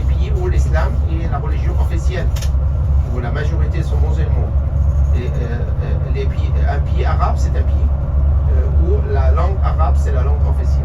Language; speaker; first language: French; non-native, fluent; Arabic